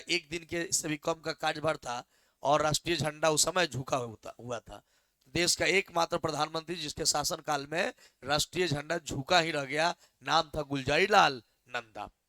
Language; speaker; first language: Hindi; native; Hindi